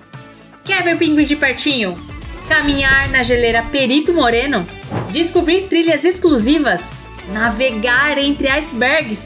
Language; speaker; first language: Portuguese; native; Portuguese